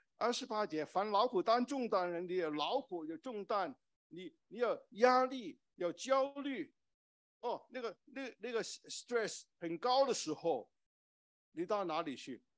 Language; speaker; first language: Chinese; non-native, local second language; Cantonese